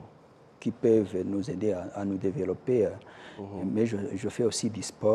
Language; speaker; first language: French; non-native, local second language; Kinyarwanda